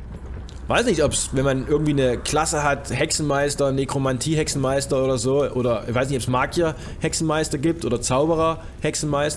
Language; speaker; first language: German; native; German